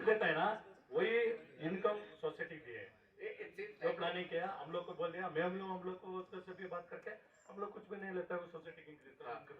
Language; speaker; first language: Hindi; non-native, local second language; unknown